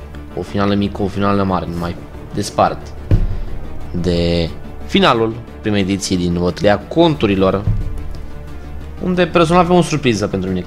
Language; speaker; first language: Romanian; native; Romanian